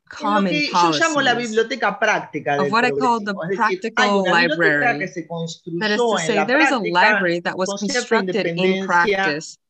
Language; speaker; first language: English; non-native, fluent; Spanish